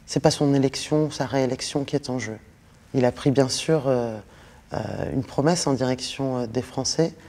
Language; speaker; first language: French; native; French